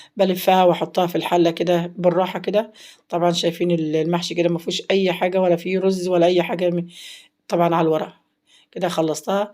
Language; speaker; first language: Arabic; native; Arabic